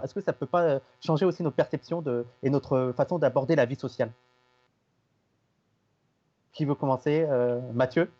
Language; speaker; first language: French; native; French